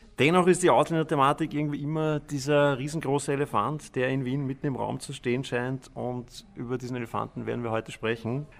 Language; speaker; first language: German; native; German